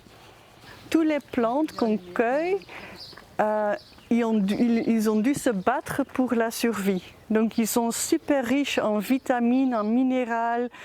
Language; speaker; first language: French; non-native, fluent; Dutch